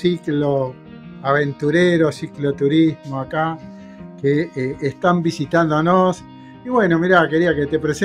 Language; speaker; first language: Spanish; native; Spanish